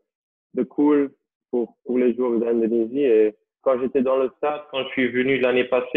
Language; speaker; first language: French; non-native, local second language; Dutch